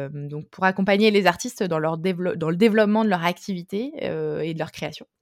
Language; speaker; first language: French; native; French